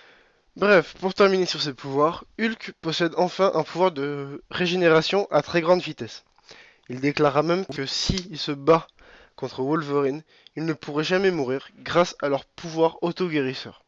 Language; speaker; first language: French; native; French